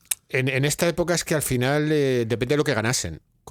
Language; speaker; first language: Spanish; native; Spanish